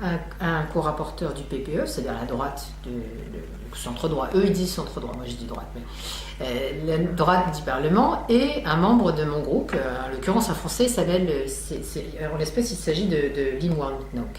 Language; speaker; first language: French; native; French